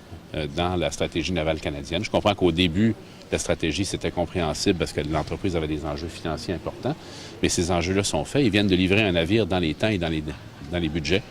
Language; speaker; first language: French; native; French